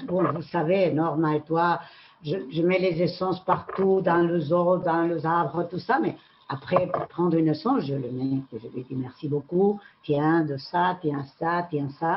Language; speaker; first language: French; non-native, learner; Spanish